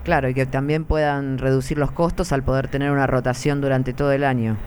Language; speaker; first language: Spanish; native; Spanish